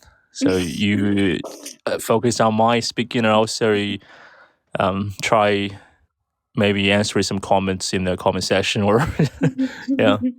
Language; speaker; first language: English; non-native, fluent; Chinese